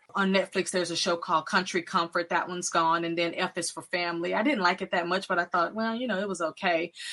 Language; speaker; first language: English; native; English